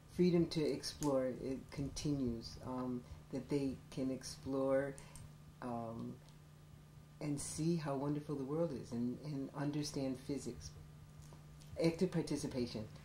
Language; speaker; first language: English; native; English